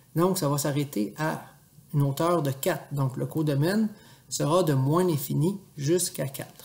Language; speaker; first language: French; native; French